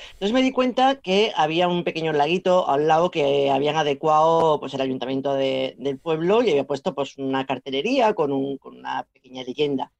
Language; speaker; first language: Spanish; native; Spanish